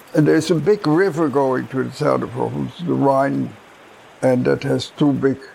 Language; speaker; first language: English; non-native, fluent; Dutch